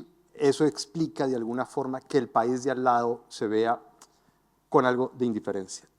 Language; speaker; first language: Spanish; native; Spanish